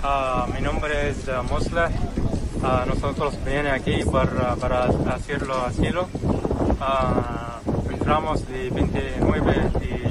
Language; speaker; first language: Spanish; non-native, learner; Arabic